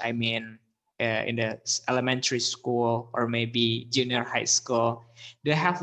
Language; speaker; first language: English; non-native, learner; Indonesian